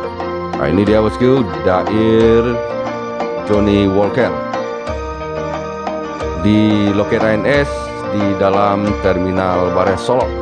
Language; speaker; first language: Indonesian; native; Indonesian